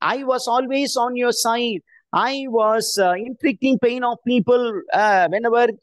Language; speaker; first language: English; non-native, local second language; Tamil